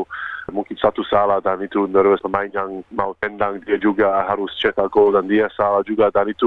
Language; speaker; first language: Indonesian; non-native, fluent; Croatian